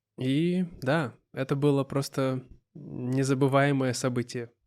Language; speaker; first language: Russian; native; Russian